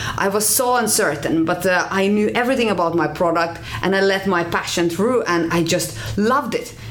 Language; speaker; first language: English; non-native, fluent; Finnish